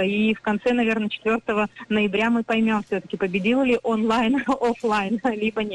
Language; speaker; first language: Russian; native; Russian